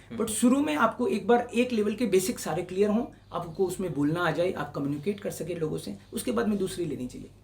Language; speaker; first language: Hindi; non-native, local second language; Marwari